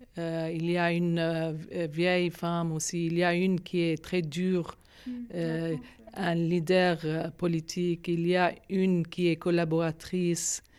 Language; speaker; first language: French; non-native, fluent; Arabic